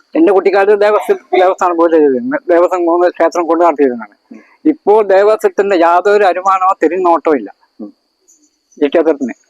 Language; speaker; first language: Malayalam; native; Malayalam